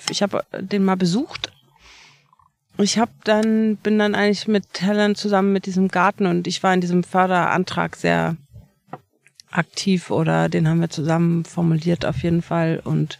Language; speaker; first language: German; native; German